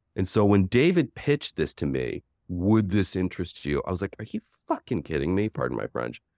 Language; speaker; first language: English; native; English